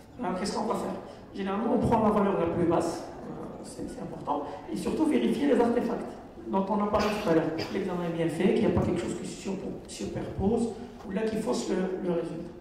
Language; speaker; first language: French; non-native, local second language; Arabic